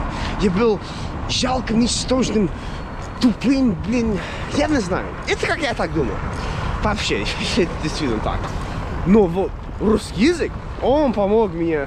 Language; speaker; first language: Russian; non-native, fluent; English